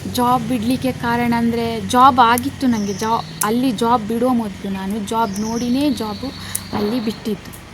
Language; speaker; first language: Kannada; non-native, local second language; Tulu